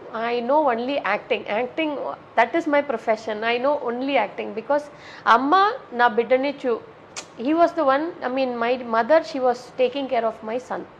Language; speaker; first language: Telugu; non-native, local second language; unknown